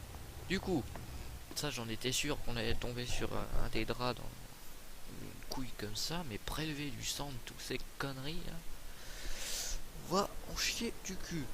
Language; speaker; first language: French; native; French